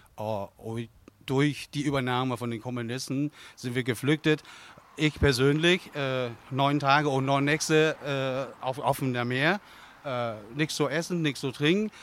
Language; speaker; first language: German; non-native, fluent; Vietnamese